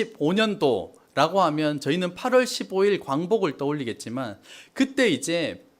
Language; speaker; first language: Korean; native; Korean